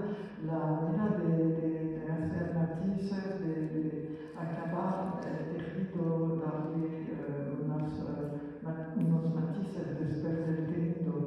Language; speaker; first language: Spanish; non-native, fluent; French